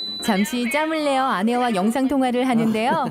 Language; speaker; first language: Korean; native; Korean